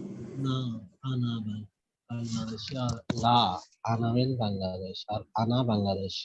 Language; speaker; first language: Arabic; non-native, learner; Bangla